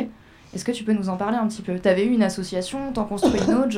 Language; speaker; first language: French; native; French